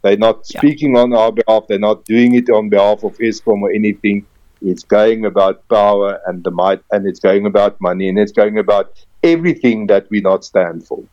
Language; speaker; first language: English; non-native, local second language; Afrikaans